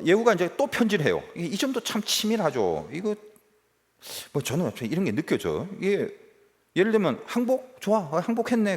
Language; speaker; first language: Korean; native; Korean